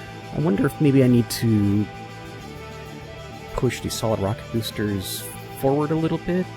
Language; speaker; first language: English; native; English